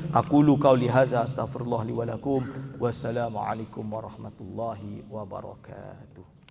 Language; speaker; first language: Malay; native; Malay